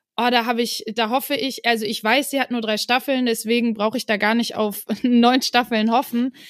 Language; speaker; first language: German; native; German